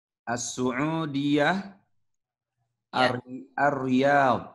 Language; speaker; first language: Arabic; non-native, learner; Indonesian